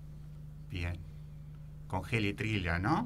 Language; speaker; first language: Spanish; native; Spanish